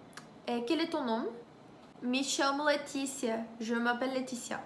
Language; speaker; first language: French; non-native, fluent; Portuguese